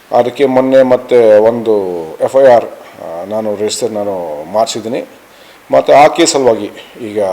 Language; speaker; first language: Kannada; non-native, fluent; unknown